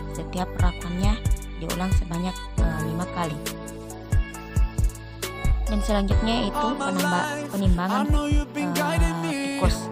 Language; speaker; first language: Indonesian; native; Indonesian